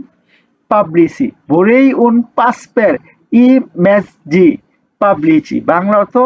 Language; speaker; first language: Italian; non-native, learner; Bangla